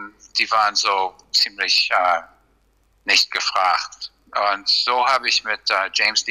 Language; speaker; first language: German; non-native, fluent; English